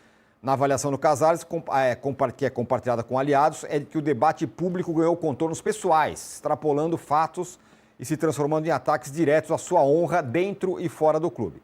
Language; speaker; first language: Portuguese; native; Portuguese